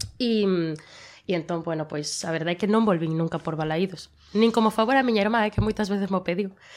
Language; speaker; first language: Galician; non-native, local second language; Spanish